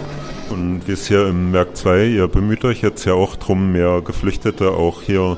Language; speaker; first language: German; native; German